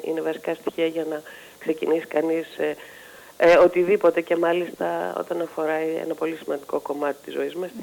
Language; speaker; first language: Greek; native; Greek